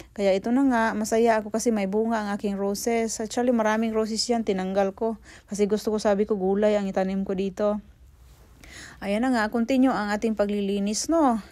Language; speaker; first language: Filipino; non-native, local second language; Cebuano